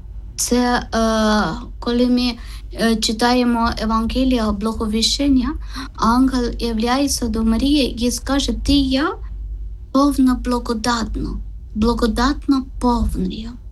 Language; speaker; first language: Ukrainian; non-native, learner; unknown